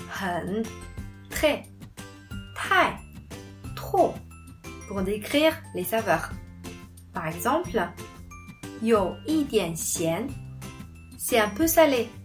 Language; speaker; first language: French; non-native, fluent; Chinese